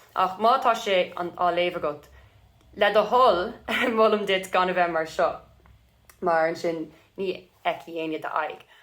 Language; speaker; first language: Irish; non-native, local second language; English